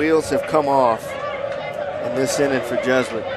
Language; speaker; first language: English; native; English